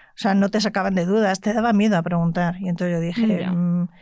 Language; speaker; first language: Spanish; native; Spanish